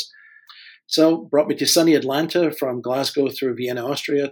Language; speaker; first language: English; native; English